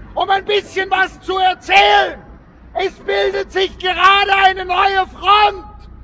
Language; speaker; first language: German; native; German